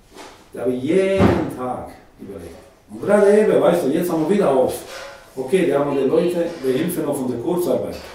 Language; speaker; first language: German; non-native, learner; Italian